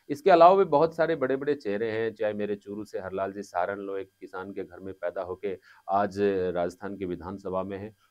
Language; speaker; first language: Hindi; native; Hindi